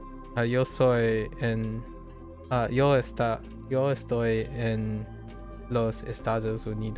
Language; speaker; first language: Spanish; non-native, learner; English